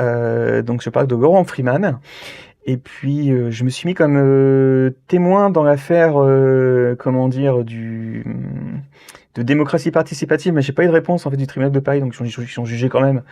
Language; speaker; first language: French; native; French